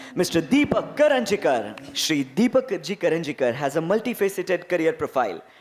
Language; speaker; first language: English; non-native, local second language; Marathi